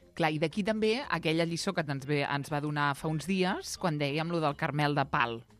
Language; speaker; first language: Catalan; native; Catalan